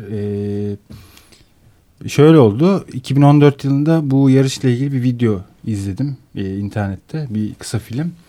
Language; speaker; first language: Turkish; native; Turkish